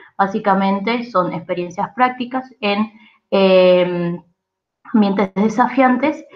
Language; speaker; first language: Spanish; native; Spanish